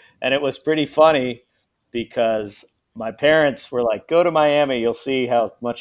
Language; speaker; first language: English; native; English